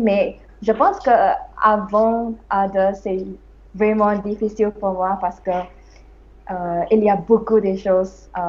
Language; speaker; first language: French; non-native, learner; English